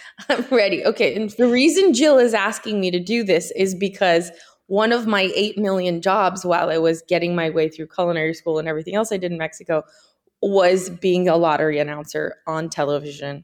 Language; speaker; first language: English; early bilingual, other home language; Spanish